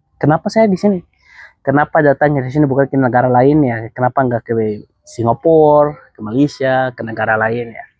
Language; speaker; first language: Indonesian; non-native, fluent; Arabic